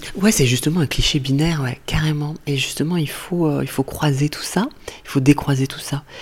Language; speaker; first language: French; native; French